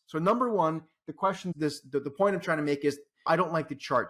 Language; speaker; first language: English; native; English